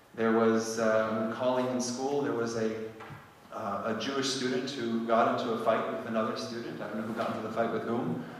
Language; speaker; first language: English; native; English